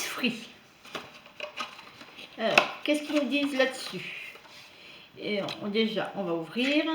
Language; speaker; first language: French; native; French